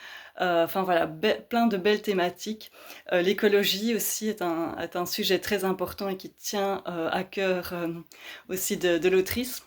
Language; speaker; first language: French; native; French